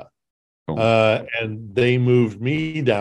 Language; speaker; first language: English; native; English